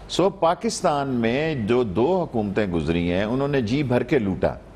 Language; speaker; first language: Urdu; native; Urdu